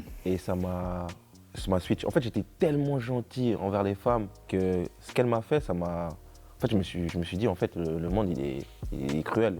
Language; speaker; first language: French; native; French